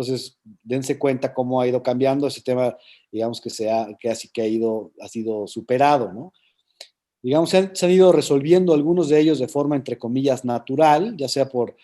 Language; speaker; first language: Spanish; native; Spanish